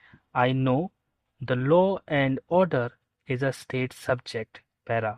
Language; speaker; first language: English; non-native, local second language; Hindi